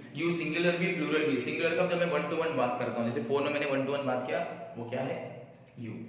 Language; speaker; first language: Hindi; non-native, local second language; Marathi